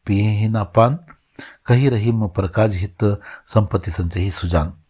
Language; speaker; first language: Hindi; non-native, local second language; Kannada